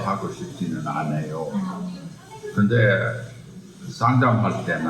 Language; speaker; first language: Korean; non-native, fluent; English